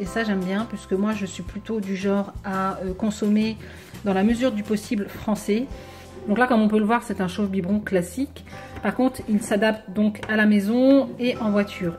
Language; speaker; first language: French; native; French